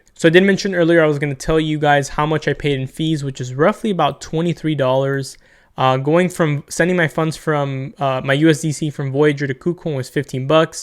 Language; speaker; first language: English; native; English